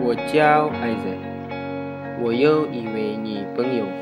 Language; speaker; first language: Chinese; non-native, learner; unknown